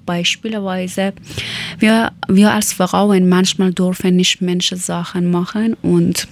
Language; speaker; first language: German; non-native, learner; Persian